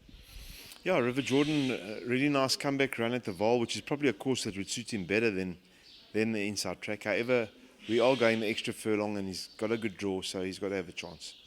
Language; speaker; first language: English; native; English